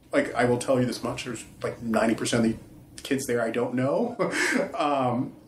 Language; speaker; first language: English; early bilingual, other home language; Haitian Creole